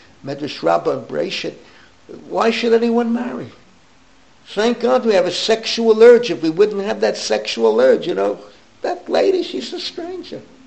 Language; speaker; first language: English; native; English